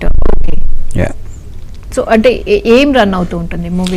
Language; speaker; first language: Telugu; native; Telugu